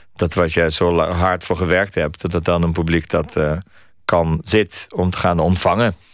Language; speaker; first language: Dutch; non-native, fluent; Portuguese